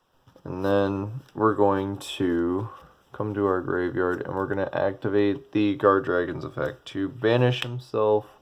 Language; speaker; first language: English; native; English